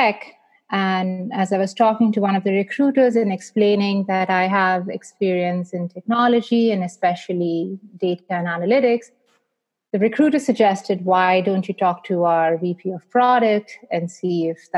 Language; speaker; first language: English; non-native, local second language; Hindi